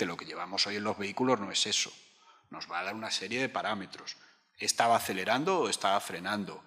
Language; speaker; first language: Spanish; native; Spanish